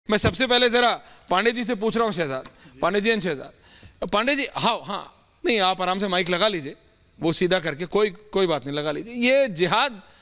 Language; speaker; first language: Hindi; native; Hindi